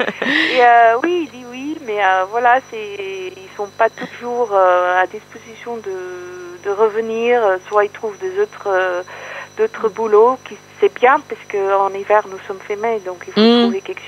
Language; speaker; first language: French; non-native, fluent; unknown